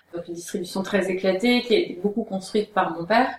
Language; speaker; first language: French; native; French